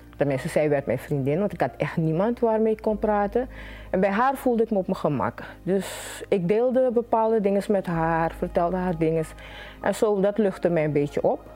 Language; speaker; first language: Dutch; native; Dutch